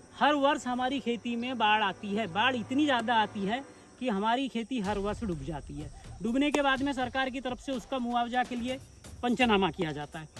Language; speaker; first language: Hindi; native; Hindi